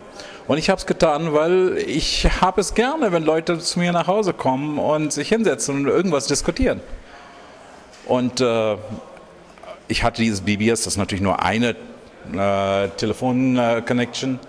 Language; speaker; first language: German; non-native, fluent; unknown